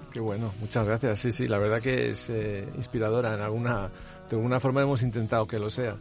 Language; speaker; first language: Spanish; native; Spanish